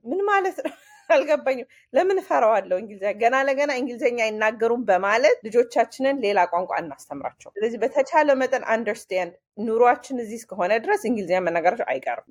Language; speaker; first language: Amharic; early bilingual, heritage; Amharic